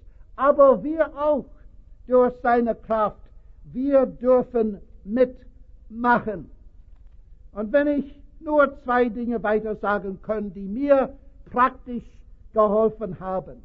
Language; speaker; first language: German; non-native, fluent; English